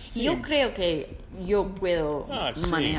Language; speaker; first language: Spanish; non-native, learner; English